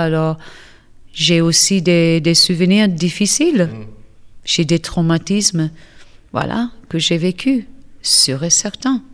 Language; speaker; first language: French; non-native, fluent; English